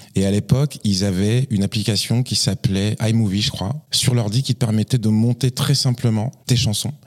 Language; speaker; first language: French; native; French